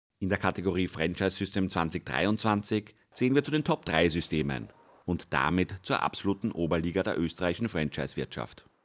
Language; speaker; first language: German; native; German